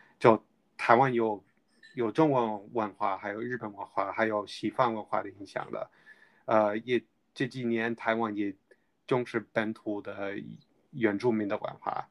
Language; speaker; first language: Chinese; non-native, fluent; English